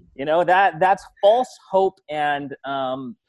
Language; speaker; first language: English; early bilingual, other home language; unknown